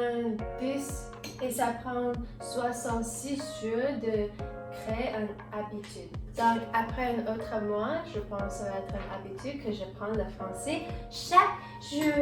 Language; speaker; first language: French; non-native, learner; English